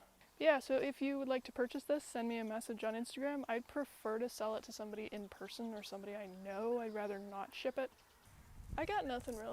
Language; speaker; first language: English; native; English